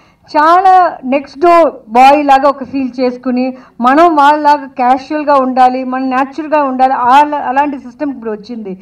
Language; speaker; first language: Telugu; non-native, fluent; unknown